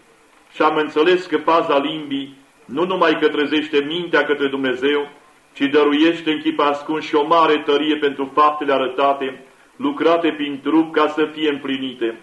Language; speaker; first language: Romanian; native; Romanian